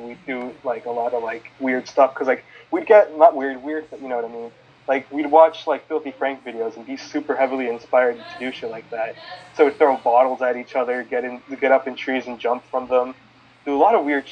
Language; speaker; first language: English; native; English